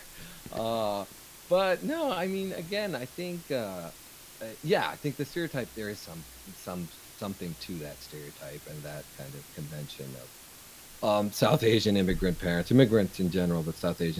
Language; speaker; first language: English; non-native, local second language; Urdu